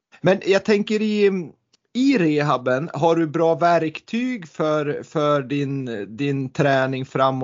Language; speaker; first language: Swedish; native; Swedish